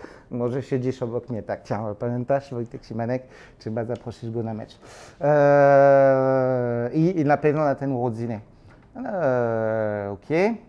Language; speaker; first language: Polish; non-native, learner; French